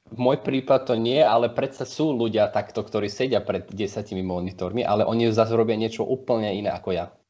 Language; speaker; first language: Slovak; early bilingual, heritage; Slovak